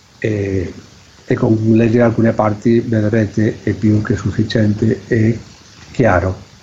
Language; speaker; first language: Italian; non-native, fluent; Spanish